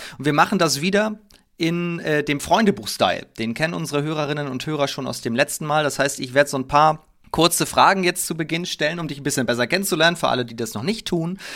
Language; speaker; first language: German; native; German